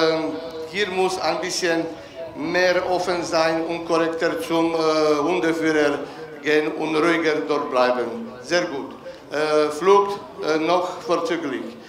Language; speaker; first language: German; non-native, learner; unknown